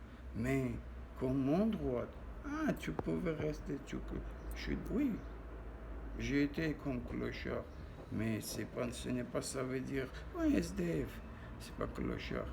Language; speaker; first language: French; non-native, learner; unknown